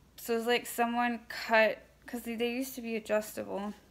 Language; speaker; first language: English; native; English